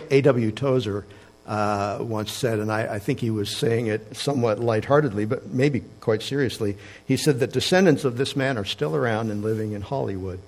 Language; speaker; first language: English; native; English